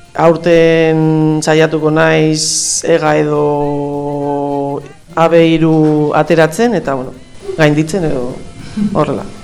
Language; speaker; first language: Basque; non-native, local second language; Spanish